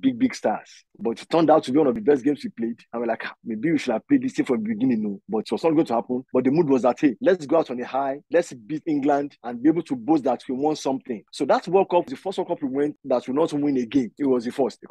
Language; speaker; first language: English; non-native, local second language; Yoruba